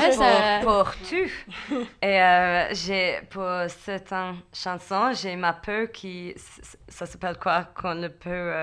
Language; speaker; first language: French; non-native, learner; English